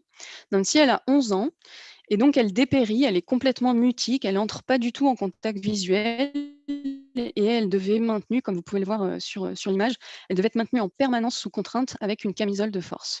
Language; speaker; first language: French; native; French